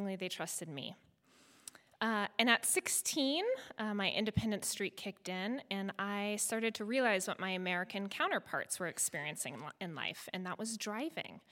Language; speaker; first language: English; native; English